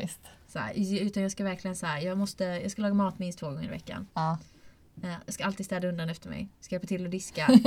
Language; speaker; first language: Swedish; native; Swedish